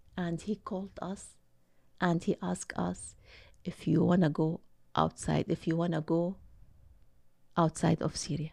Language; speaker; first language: English; non-native, learner; Arabic